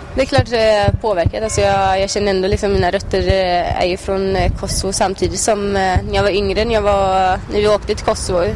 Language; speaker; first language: Swedish; early bilingual, other home language; Albanian